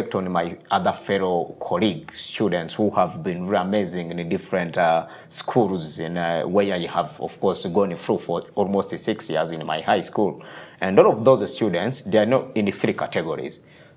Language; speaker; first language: English; non-native, local second language; Kinyarwanda